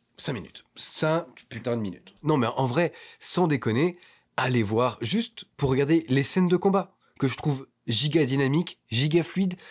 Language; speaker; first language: French; native; French